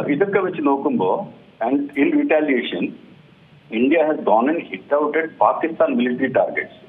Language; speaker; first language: English; non-native, local second language; Malayalam